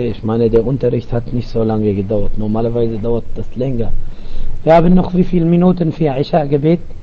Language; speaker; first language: German; non-native, fluent; Arabic